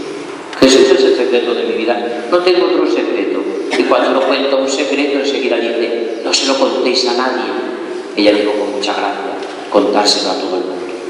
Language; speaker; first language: Spanish; native; Spanish